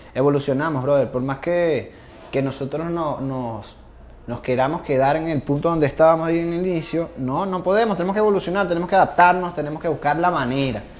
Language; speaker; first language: Spanish; native; Spanish